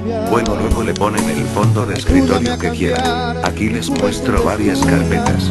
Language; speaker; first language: Spanish; native; Spanish